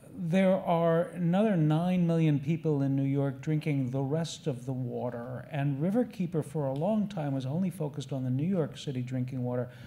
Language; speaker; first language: English; native; English